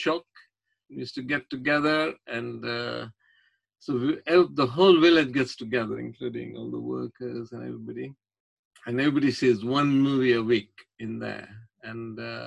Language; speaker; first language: English; non-native, local second language; Gujarati